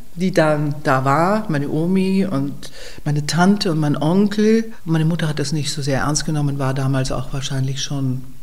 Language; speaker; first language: German; native; German